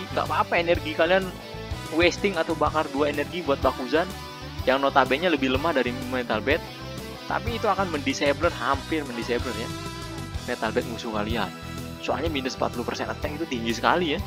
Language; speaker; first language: Indonesian; native; Indonesian